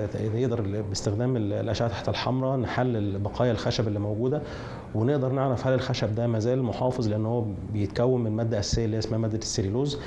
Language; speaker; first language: Arabic; native; Arabic